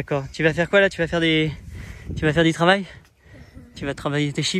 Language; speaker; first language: French; native; French